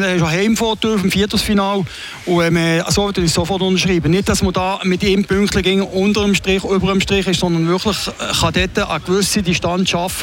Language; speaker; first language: German; native; German